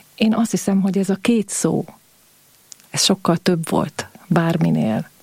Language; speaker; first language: Hungarian; native; Hungarian